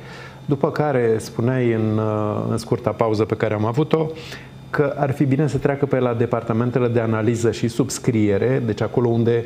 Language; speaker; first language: Romanian; native; Romanian